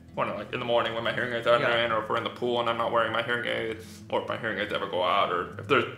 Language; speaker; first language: English; native; English